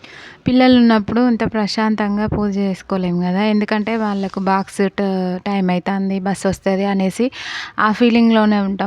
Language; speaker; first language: Telugu; native; Telugu